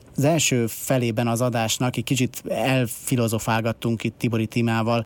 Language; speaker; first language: Hungarian; native; Hungarian